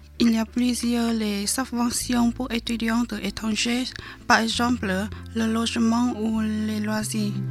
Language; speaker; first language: French; non-native, learner; Vietnamese